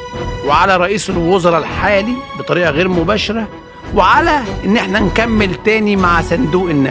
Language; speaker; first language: Arabic; native; Arabic